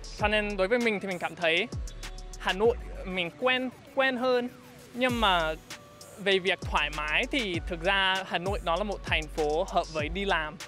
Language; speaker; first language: Vietnamese; non-native, fluent; English